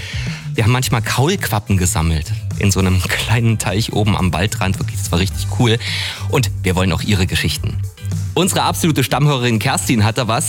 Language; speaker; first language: German; native; German